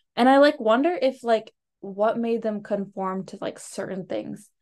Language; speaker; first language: English; early bilingual, other home language; Telugu